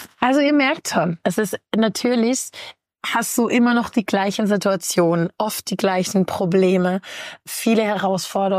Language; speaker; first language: German; native; German